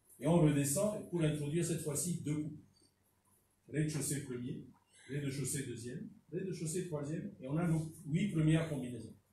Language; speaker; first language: French; non-native, local second language; Fon